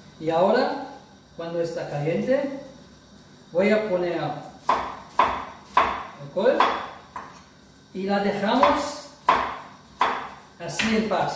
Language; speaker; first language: Spanish; non-native, fluent; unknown